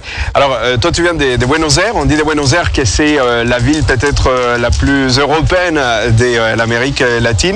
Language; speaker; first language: French; native; French